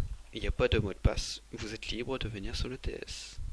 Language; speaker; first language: French; native; French